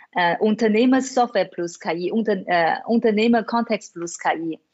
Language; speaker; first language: German; non-native, fluent; Chinese